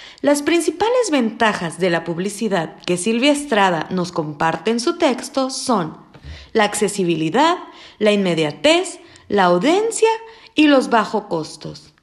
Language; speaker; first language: Spanish; native; Spanish